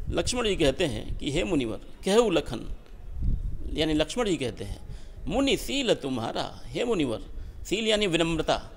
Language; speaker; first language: Hindi; native; Hindi